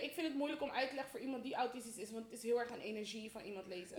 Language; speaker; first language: Dutch; early bilingual, heritage; Dutch